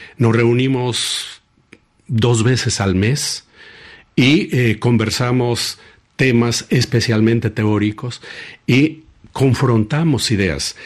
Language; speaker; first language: Spanish; native; Spanish